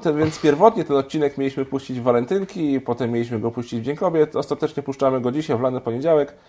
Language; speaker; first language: Polish; native; Polish